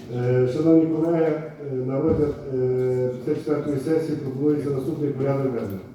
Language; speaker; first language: Ukrainian; native; Ukrainian